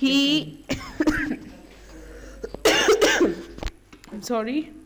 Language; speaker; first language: English; non-native, local second language; Hindi